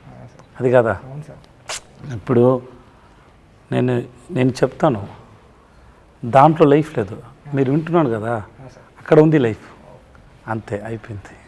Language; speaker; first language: Telugu; non-native, learner; Tamil